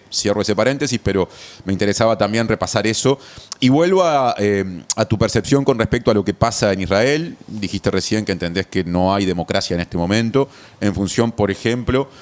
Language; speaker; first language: Spanish; native; Spanish